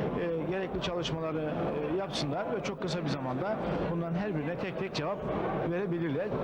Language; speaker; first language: Turkish; native; Turkish